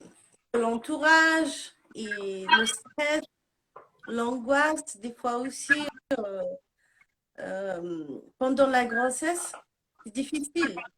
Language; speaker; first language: French; non-native, local second language; Arabic